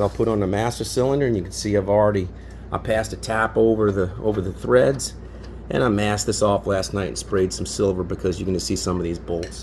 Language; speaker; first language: English; native; English